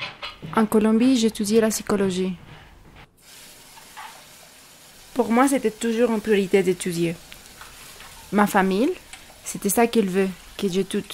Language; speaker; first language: French; non-native, learner; Spanish